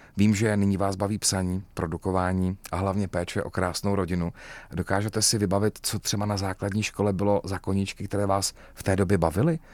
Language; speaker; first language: Czech; native; Czech